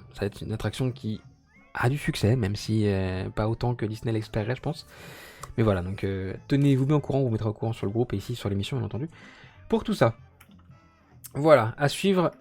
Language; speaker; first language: French; native; French